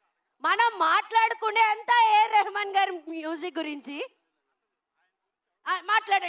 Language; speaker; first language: Telugu; native; Telugu